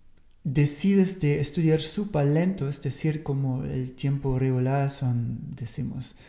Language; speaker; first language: Spanish; non-native, fluent; German